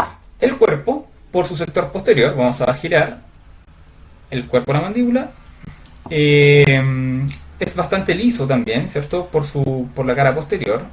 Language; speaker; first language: Spanish; native; Spanish